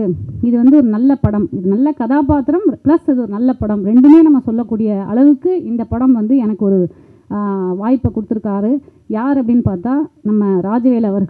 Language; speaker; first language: Tamil; native; Tamil